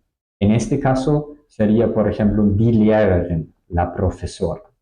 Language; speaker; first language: Spanish; non-native, fluent; German